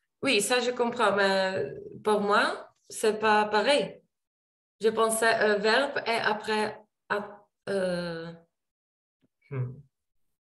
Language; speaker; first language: French; non-native, learner; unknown